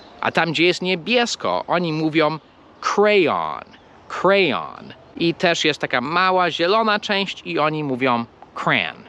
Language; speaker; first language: Polish; non-native, fluent; English